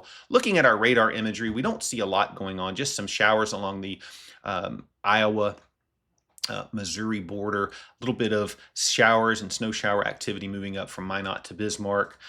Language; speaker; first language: English; native; English